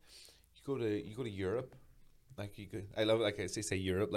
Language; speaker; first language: English; native; English